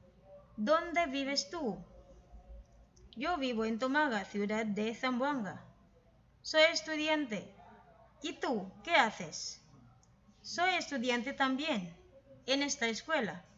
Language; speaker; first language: Spanish; non-native, fluent; Filipino